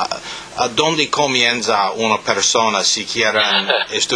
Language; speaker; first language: Spanish; non-native, learner; English